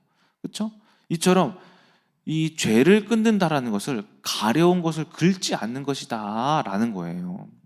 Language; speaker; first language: Korean; native; Korean